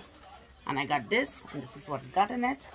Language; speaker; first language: English; native; English